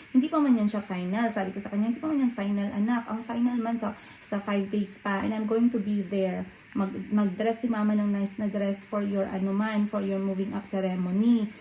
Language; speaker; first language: Filipino; non-native, local second language; Cebuano